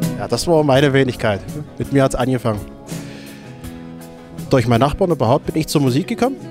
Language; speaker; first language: German; native; German